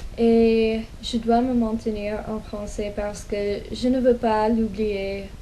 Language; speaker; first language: French; non-native, fluent; English